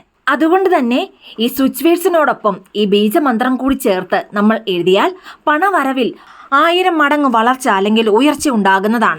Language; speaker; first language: Malayalam; native; Malayalam